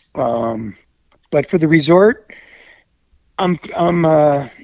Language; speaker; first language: English; native; English